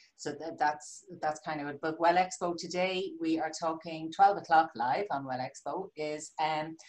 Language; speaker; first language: English; native; English